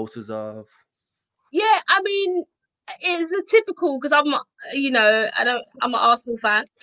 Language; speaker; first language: English; native; English